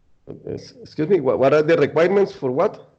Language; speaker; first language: English; non-native, learner; Spanish